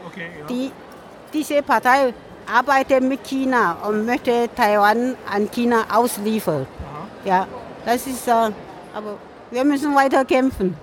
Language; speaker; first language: German; non-native, learner; Min Nan Chinese